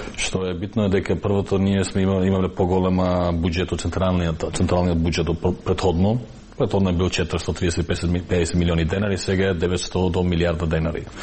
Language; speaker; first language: Macedonian; non-native, local second language; Albanian